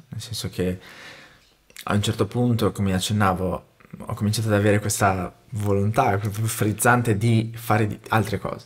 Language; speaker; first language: Italian; non-native, fluent; Portuguese